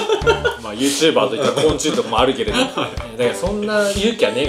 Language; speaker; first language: Japanese; native; Japanese